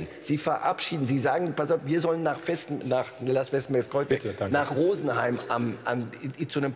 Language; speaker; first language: German; native; German